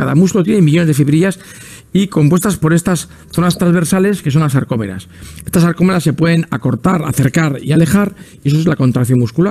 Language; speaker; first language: Spanish; native; Spanish